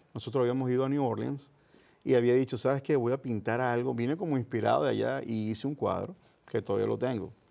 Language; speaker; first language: Spanish; native; Spanish